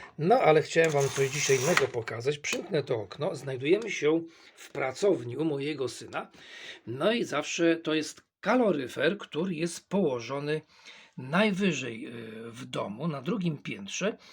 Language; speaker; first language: Polish; native; Polish